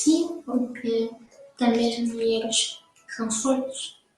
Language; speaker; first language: Portuguese; early bilingual, other home language; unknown